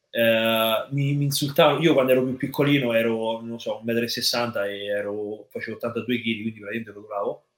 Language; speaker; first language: Italian; native; Italian